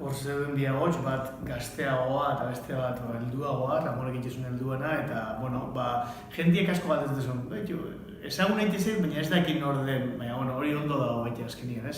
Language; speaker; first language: Basque; native; Basque